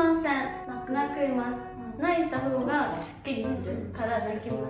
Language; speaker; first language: Japanese; native; Japanese